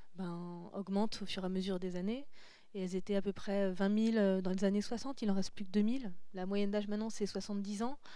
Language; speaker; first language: French; native; French